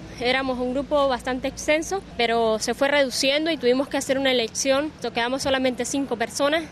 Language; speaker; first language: Spanish; native; Spanish